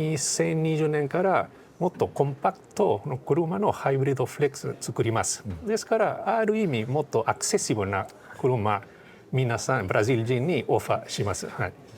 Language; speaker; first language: Japanese; non-native, fluent; Portuguese